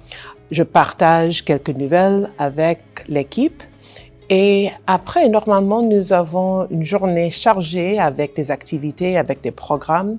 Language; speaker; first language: French; non-native, fluent; English